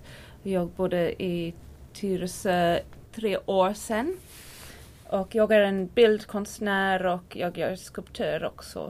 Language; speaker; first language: Swedish; non-native, learner; English